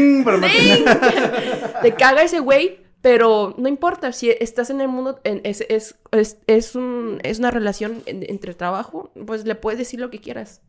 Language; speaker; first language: Spanish; non-native, fluent; Korean